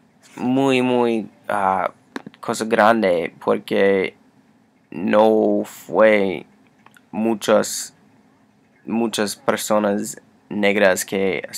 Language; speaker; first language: Spanish; non-native, learner; English